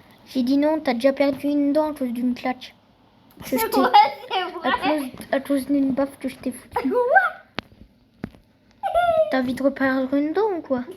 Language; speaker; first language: French; native; French